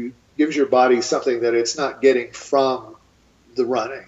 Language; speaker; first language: English; native; English